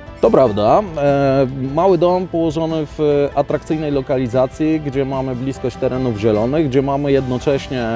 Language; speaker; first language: Polish; native; Polish